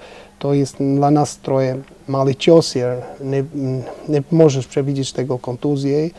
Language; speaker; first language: Polish; non-native, fluent; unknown